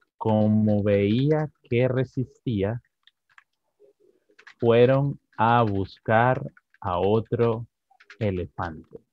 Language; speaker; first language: Spanish; native; Spanish